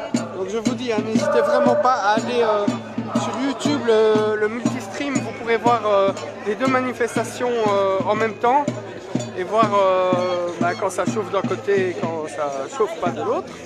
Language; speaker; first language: French; native; French